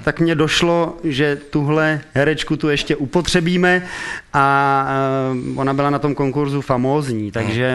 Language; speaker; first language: Czech; native; Czech